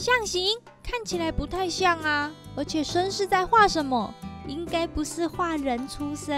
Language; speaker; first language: Chinese; native; Chinese